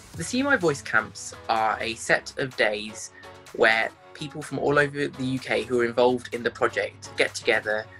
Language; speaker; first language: English; native; English